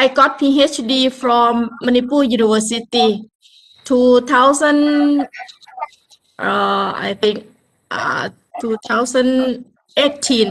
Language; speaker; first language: English; non-native, learner; Thai